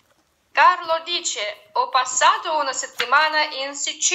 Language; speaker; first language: Italian; non-native, learner; Russian